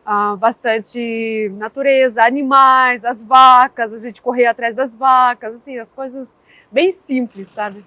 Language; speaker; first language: Portuguese; non-native, fluent; Russian